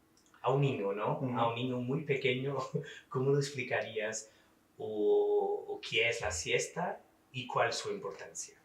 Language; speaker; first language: Spanish; non-native, fluent; Portuguese